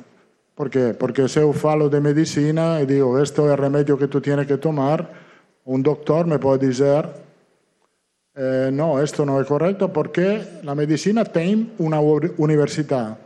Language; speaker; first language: Portuguese; non-native, learner; Italian